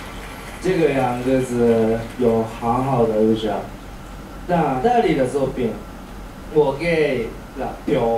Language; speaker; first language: Chinese; non-native, learner; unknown